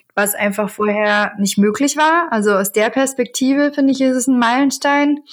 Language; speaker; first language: German; native; German